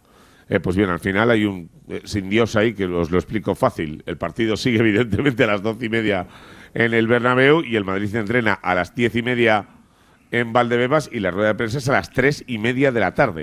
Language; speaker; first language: Spanish; native; Spanish